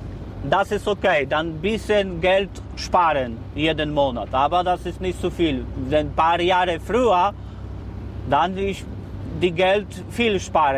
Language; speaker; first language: German; non-native, learner; Polish